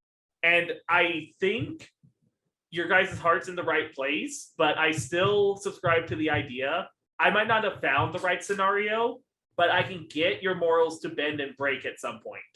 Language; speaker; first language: English; native; English